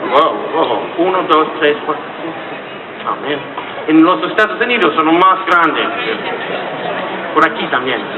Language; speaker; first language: Spanish; non-native, fluent; Italian